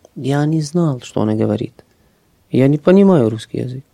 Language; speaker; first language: Russian; non-native, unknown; Arabic